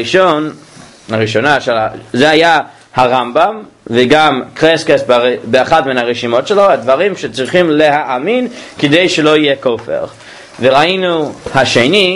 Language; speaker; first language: Hebrew; non-native, fluent; English